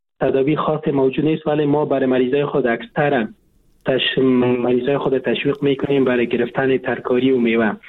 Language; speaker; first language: Persian; native; Persian